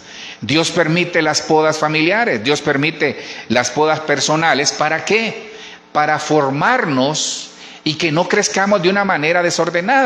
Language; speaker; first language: Spanish; native; Spanish